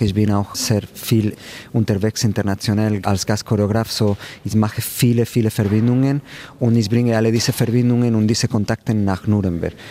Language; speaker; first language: German; non-native, fluent; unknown